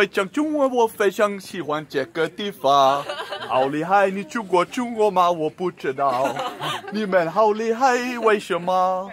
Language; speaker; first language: Chinese; non-native, learner; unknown